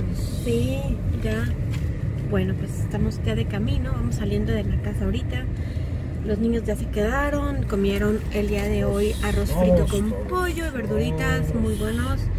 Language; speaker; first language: Spanish; native; Spanish